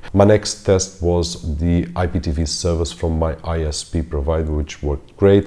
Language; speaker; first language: English; non-native, fluent; Portuguese